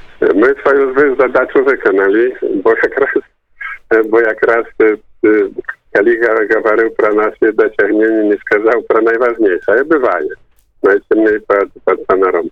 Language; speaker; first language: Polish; non-native, local second language; Belarusian